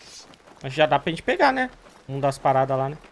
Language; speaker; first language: Portuguese; native; Portuguese